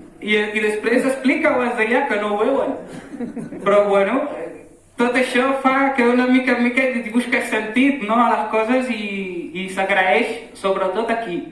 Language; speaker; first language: Catalan; early bilingual, other home language; Arabic